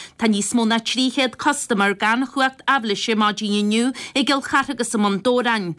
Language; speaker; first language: Irish; native; Irish